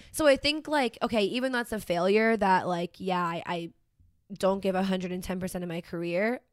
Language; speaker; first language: English; native; English